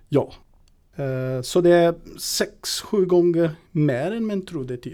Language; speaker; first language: Swedish; non-native, fluent; Portuguese